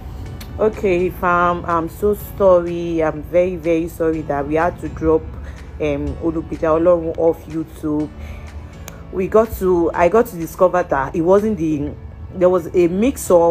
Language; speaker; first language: English; non-native, local second language; Yoruba